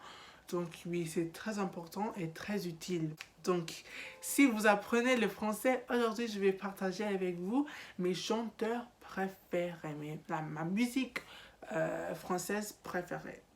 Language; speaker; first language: French; non-native, learner; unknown